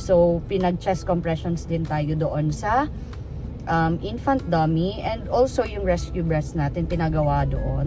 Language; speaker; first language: Filipino; native; Filipino